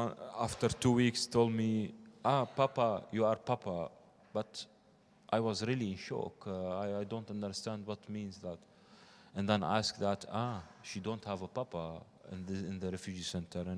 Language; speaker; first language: English; non-native, learner; Arabic